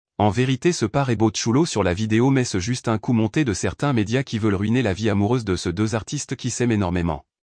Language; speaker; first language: French; non-native, local second language; Lingala